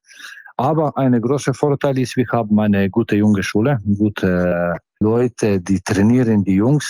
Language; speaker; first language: German; non-native, fluent; Slovenian